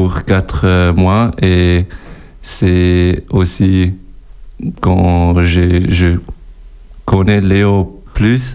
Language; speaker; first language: French; non-native, local second language; German